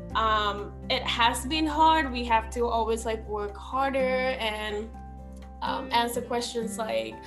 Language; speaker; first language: English; non-native, local second language; Sinhala